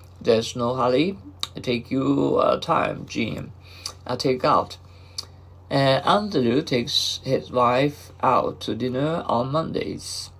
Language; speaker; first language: English; non-native, fluent; Japanese